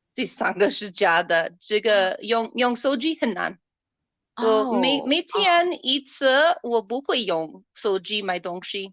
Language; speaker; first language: Chinese; non-native, learner; English